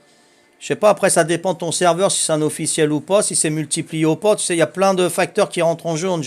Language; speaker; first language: French; native; French